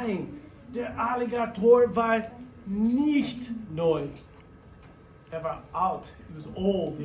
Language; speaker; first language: German; non-native, fluent; English